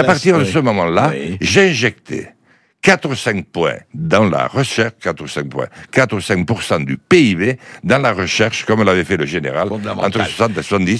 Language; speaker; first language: French; native; French